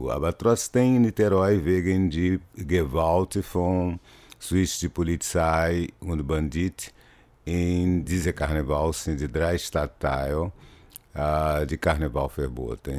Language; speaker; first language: German; non-native, learner; Portuguese